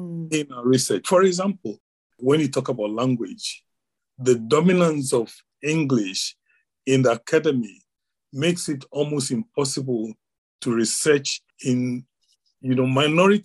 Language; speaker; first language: English; non-native, local second language; Ewe